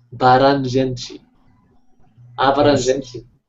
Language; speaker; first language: Portuguese; non-native, fluent; English